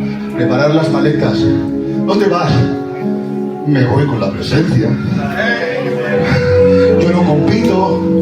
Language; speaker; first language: Spanish; native; Spanish